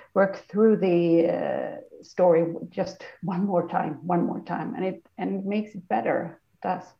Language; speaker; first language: English; non-native, fluent; Swedish